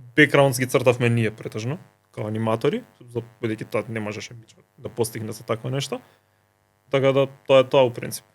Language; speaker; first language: Macedonian; native; Macedonian